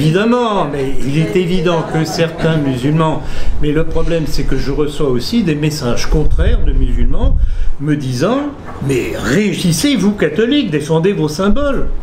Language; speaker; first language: French; native; French